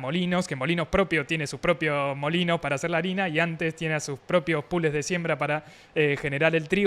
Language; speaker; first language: Spanish; native; Spanish